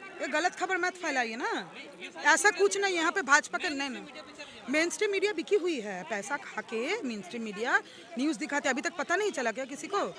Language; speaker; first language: Hindi; non-native, local second language; Bangla